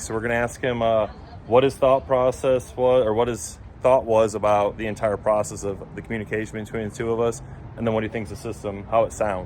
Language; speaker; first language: English; native; English